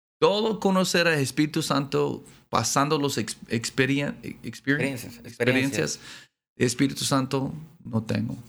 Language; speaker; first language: Spanish; non-native, learner; English